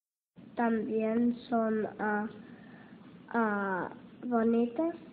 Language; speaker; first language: Spanish; early bilingual, heritage; Spanish